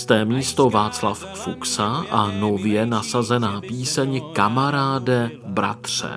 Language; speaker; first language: Czech; native; Czech